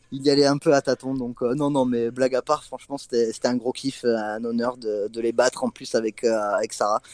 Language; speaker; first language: French; non-native, fluent; English